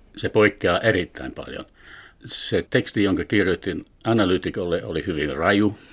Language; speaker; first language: Finnish; non-native, fluent; English